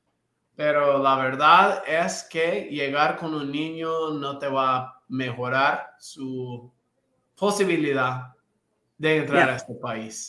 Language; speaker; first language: Spanish; non-native, fluent; English